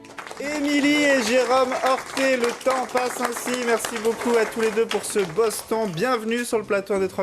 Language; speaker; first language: French; native; French